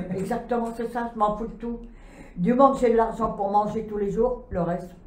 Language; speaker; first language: French; native; French